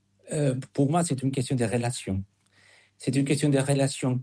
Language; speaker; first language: French; non-native, fluent; Spanish